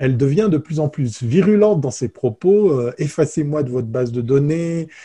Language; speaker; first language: French; native; French